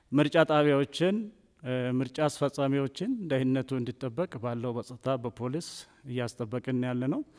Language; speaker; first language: Amharic; non-native, local second language; Sidamo